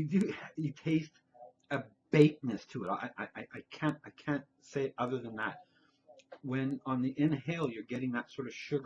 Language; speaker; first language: English; native; English